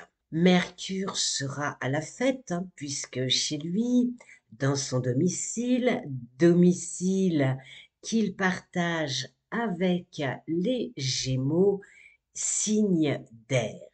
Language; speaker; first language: French; native; French